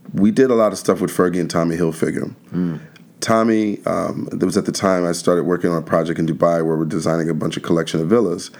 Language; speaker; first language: English; native; English